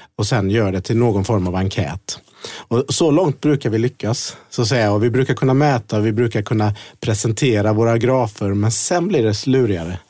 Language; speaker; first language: Swedish; native; Swedish